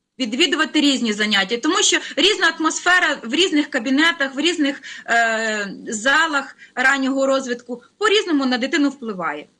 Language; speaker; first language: Ukrainian; native; Ukrainian